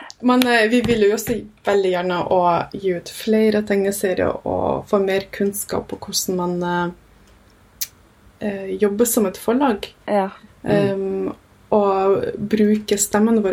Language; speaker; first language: Norwegian; early bilingual, other home language; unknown